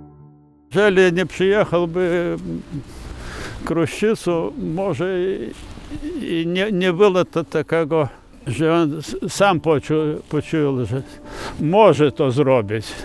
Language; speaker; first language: Polish; non-native, learner; Lithuanian